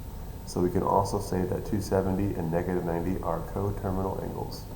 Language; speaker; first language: English; native; English